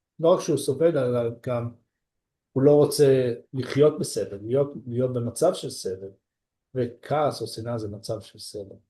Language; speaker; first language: Hebrew; native; Hebrew